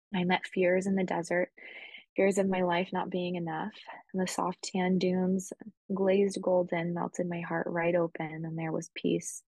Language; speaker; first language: English; early bilingual, other home language; Spanish